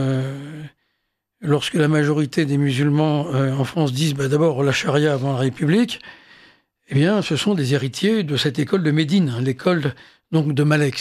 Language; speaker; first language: French; native; French